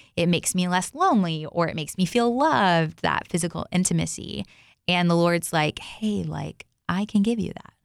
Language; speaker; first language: English; native; English